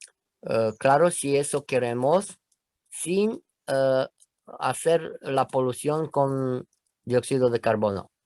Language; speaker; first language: Spanish; non-native, learner; Romanian